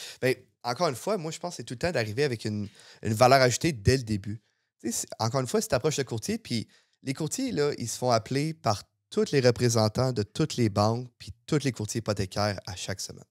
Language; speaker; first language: French; native; French